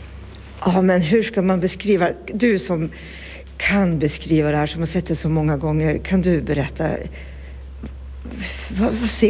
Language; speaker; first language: Swedish; native; Swedish